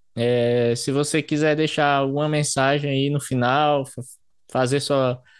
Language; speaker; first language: Portuguese; native; Portuguese